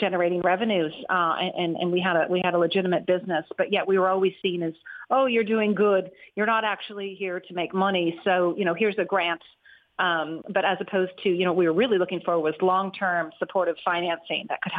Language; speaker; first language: English; native; English